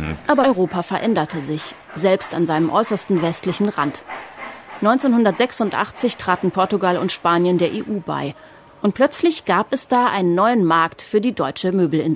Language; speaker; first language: German; native; German